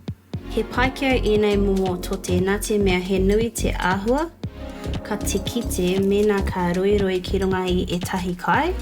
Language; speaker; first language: Māori; non-native, local second language; English